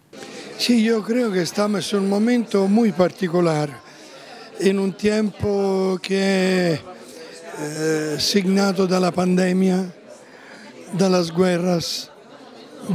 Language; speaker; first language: Spanish; non-native, fluent; Italian